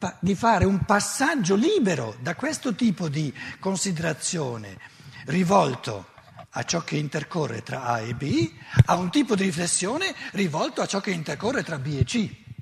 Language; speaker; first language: Italian; native; Italian